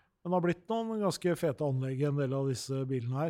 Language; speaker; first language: Norwegian; native; Norwegian